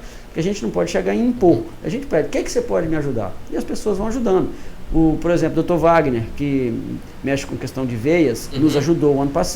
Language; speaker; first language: Portuguese; native; Portuguese